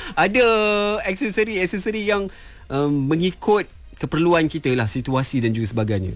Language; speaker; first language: Malay; native; Malay